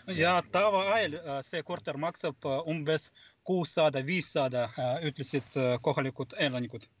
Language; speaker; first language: Estonian; non-native, local second language; Russian